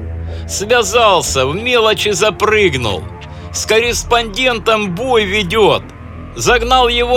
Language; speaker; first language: Russian; native; Russian